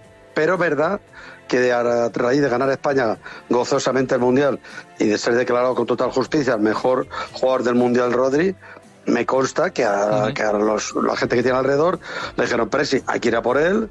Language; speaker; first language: Spanish; native; Spanish